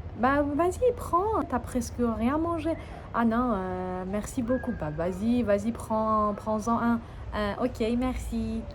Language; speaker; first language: French; non-native, fluent; Persian